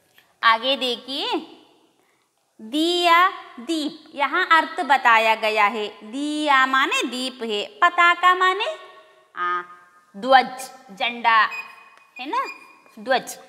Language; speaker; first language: Hindi; non-native, local second language; Kannada